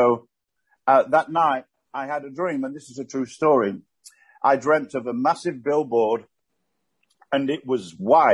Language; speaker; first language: English; native; English